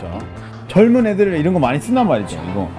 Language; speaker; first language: Korean; non-native, fluent; Spanish